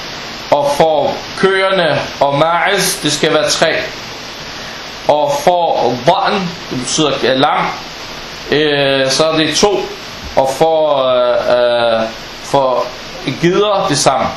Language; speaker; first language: Danish; non-native, fluent; Arabic